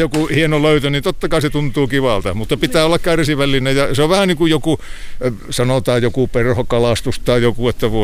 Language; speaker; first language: Finnish; native; Finnish